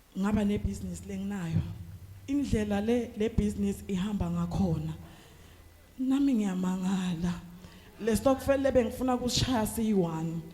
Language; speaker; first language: Zulu; non-native, local second language; Swati